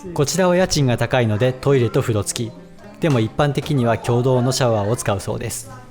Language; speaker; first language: Japanese; native; Japanese